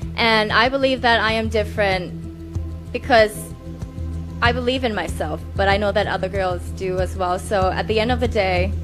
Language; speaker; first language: English; non-native, fluent; Thai